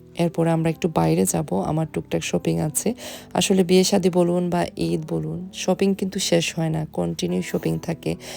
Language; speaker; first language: Bangla; native; Bangla